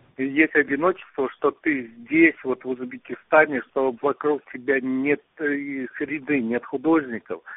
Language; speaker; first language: Russian; non-native, local second language; Uzbek